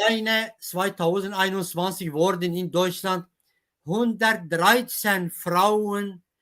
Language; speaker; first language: German; non-native, fluent; Kurdish